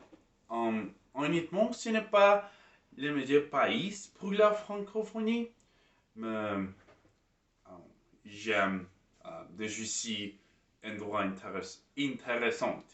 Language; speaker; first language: French; non-native, learner; English